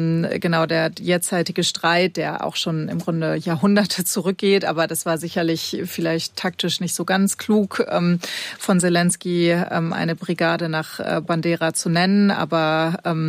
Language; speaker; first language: German; native; German